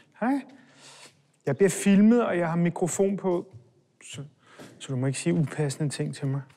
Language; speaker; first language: Danish; early bilingual, other home language; Hebrew